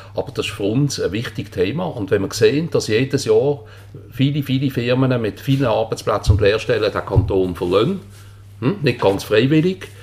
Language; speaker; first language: German; native; German